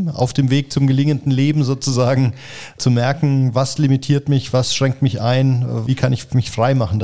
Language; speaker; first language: German; native; German